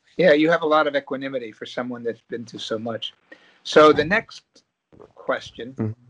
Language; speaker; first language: English; native; English